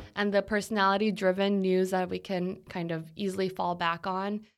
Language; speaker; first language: English; non-native, fluent; Korean